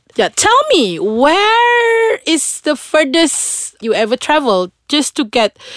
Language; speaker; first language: English; non-native, local second language; Malay